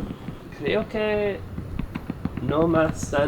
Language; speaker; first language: Spanish; non-native, learner; English